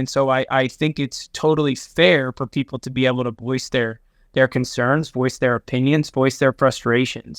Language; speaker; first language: English; native; English